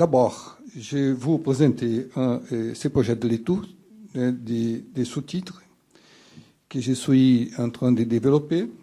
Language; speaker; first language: French; non-native, fluent; Portuguese